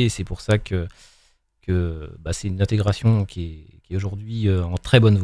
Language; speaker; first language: French; native; French